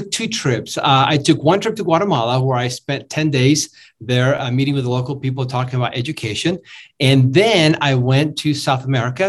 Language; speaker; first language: English; non-native, fluent; Spanish